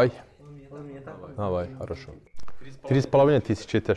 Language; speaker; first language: Russian; non-native, learner; Turkish